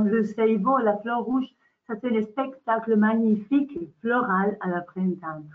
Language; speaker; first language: French; non-native, learner; Spanish